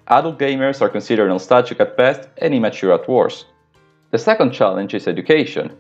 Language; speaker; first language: English; non-native, fluent; Italian